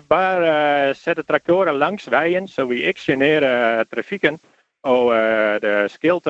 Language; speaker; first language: Danish; non-native, fluent; Dutch